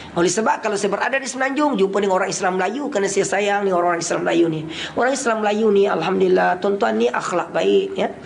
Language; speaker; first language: Malay; non-native, local second language; Central Dusun